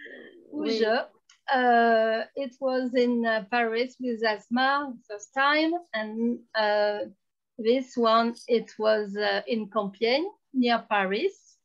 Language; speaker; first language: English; non-native, learner; French